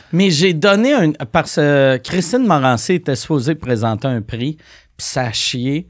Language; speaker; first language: French; native; French